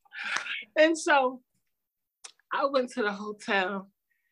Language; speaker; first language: English; native; English